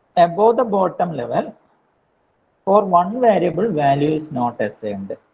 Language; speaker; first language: English; non-native, local second language; Malayalam